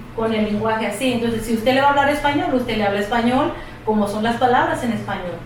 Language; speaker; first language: Spanish; native; Spanish